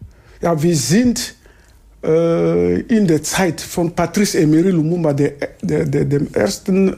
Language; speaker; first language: German; non-native, fluent; Lingala